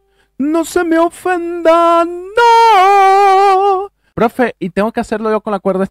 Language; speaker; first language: Spanish; native; Spanish